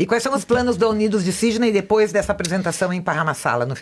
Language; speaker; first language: Portuguese; native; Portuguese